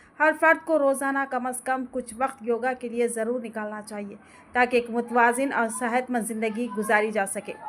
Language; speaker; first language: Urdu; native; Urdu